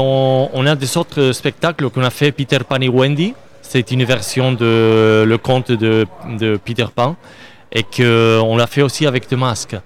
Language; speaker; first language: French; non-native, learner; Spanish